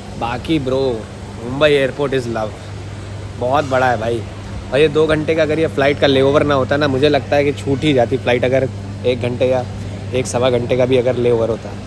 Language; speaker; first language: Hindi; native; Hindi